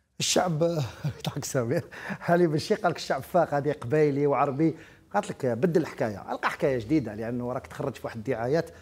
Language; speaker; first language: Arabic; native; Arabic